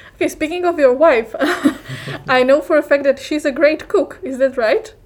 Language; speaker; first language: English; non-native, fluent; Czech